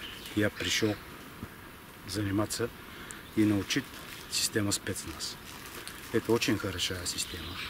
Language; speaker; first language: Russian; non-native, learner; Bulgarian